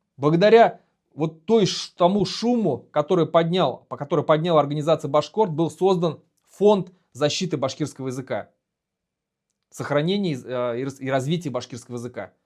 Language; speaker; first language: Russian; non-native, local second language; Bashkir